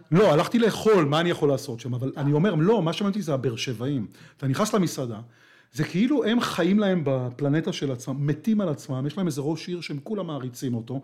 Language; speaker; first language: Hebrew; native; Hebrew